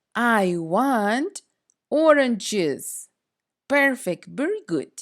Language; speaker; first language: English; non-native, fluent; Spanish